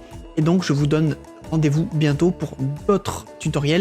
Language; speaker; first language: French; native; French